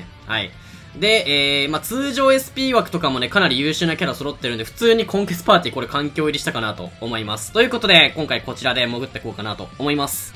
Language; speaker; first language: Japanese; native; Japanese